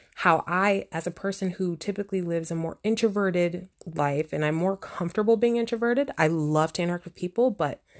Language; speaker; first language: English; native; English